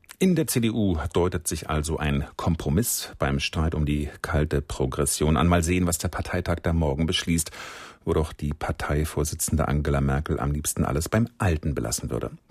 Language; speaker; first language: German; native; German